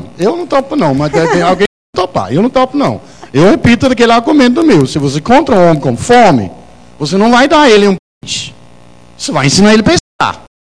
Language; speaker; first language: Portuguese; non-native, fluent; Danish